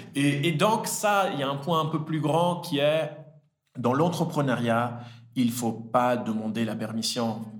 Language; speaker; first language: French; early bilingual, other home language; Italian